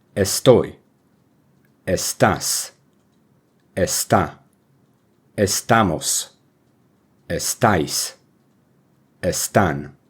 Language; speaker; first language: Spanish; non-native, fluent; English